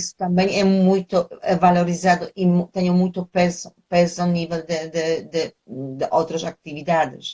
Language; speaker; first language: Portuguese; non-native, fluent; Polish